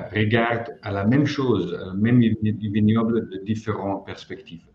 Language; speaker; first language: French; non-native, fluent; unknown